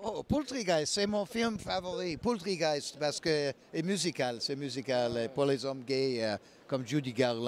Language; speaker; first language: French; non-native, learner; English